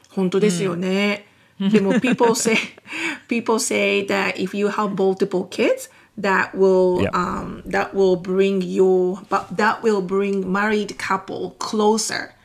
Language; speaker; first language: English; non-native, fluent; Japanese